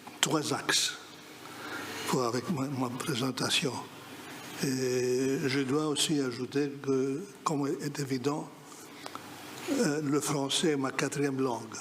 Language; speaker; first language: French; non-native, fluent; Greek